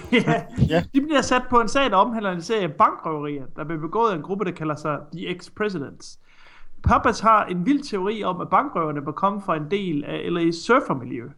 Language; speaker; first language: Danish; native; Danish